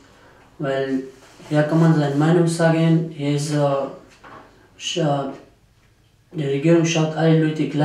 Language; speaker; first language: German; non-native, learner; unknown